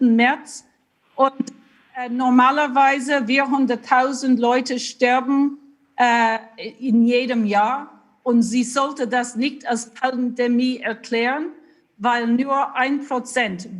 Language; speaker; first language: German; non-native, fluent; English